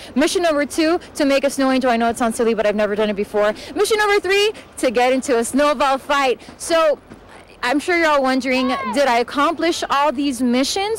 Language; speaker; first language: English; early bilingual, other home language; Spanish